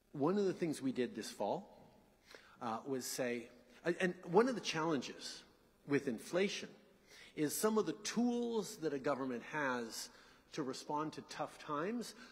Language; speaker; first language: English; early bilingual, other home language; French